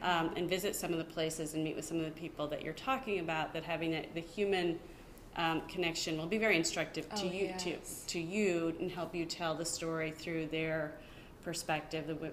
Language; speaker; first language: English; native; English